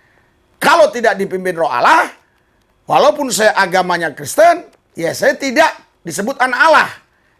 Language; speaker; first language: Indonesian; native; Indonesian